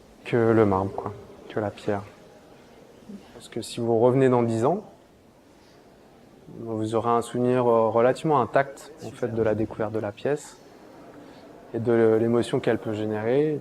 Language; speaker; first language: French; native; French